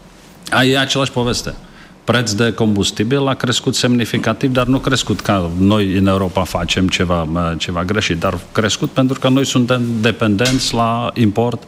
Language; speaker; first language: Romanian; non-native, learner; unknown